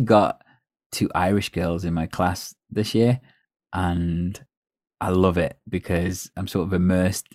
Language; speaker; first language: English; native; English